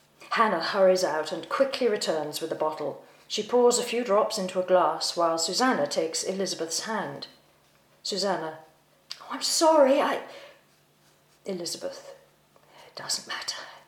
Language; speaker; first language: English; native; English